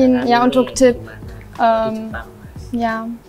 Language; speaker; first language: Indonesian; non-native, learner; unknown